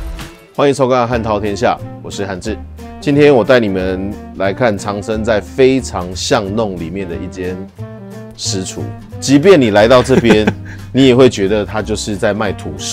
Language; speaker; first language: Chinese; native; Chinese